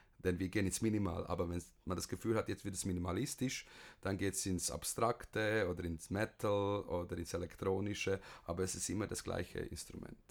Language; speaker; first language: German; early bilingual, other home language; Bosnian